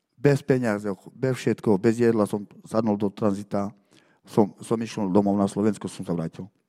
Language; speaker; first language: Slovak; non-native, local second language; Romany